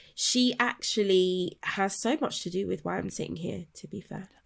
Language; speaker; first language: English; native; English